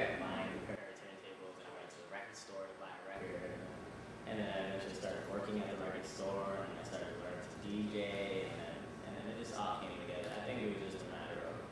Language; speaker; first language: English; native; English